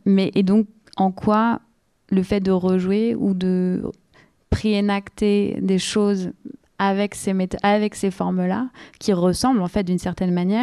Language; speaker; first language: French; native; French